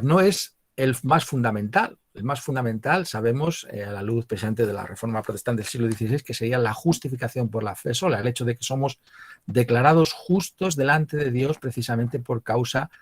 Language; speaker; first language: Spanish; native; Spanish